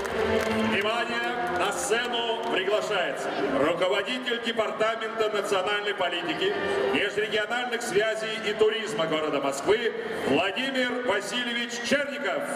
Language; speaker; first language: Russian; native; Russian